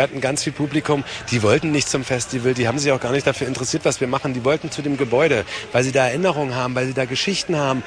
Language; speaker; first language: German; native; German